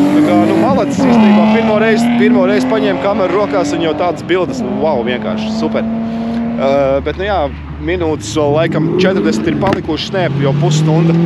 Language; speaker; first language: Latvian; native; Latvian